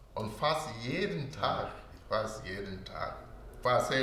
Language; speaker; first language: German; non-native, learner; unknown